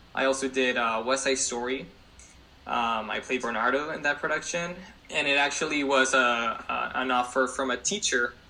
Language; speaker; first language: English; non-native, fluent; Spanish